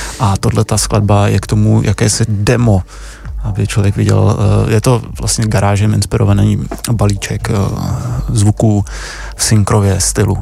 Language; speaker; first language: Czech; native; Czech